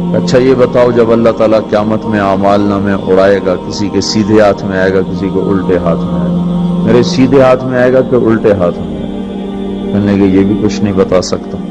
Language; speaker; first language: Urdu; non-native, local second language; Punjabi